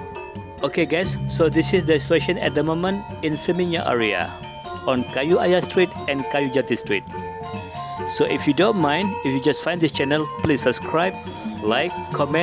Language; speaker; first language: English; non-native, learner; Indonesian